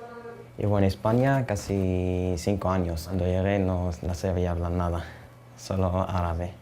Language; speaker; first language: Spanish; non-native, fluent; Arabic